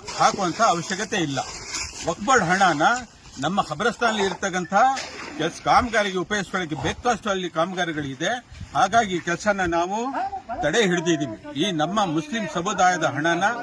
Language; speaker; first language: Kannada; non-native, local second language; Urdu